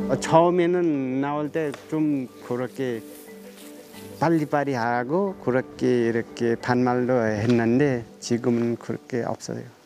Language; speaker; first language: Korean; non-native, learner; Nepali